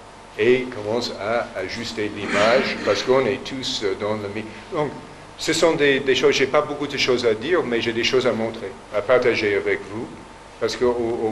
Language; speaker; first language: French; non-native, fluent; English